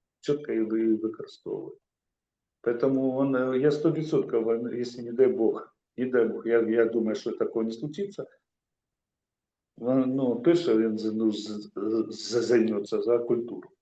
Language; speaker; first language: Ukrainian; non-native, local second language; Russian